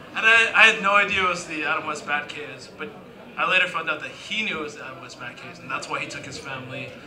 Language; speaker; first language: English; native; English